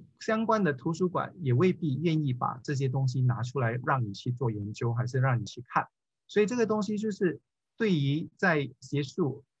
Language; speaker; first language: Chinese; native; Chinese